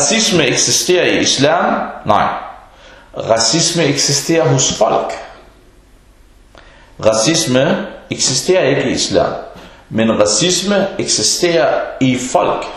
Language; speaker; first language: Danish; early bilingual, other home language; Arabic